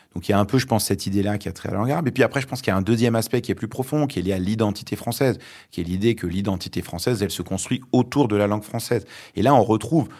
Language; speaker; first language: French; early bilingual, other home language; Arabic